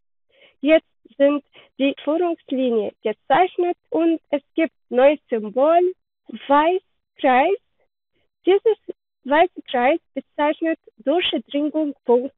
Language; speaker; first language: German; non-native, learner; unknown